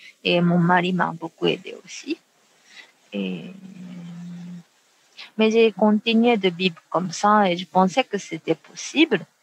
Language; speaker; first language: French; non-native, fluent; Japanese